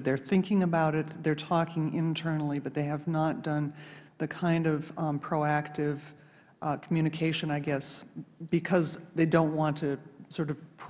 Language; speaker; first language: English; native; English